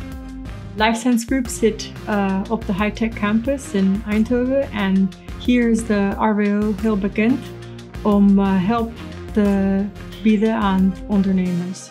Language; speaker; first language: Dutch; non-native, fluent; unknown